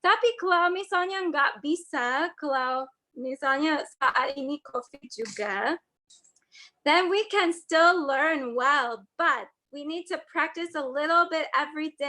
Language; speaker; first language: Indonesian; non-native, learner; English